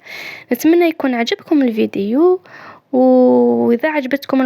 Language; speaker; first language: Arabic; native; Arabic